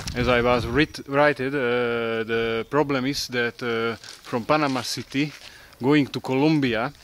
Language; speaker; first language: English; non-native, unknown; Hungarian